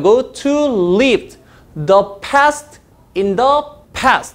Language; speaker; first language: English; non-native, fluent; Korean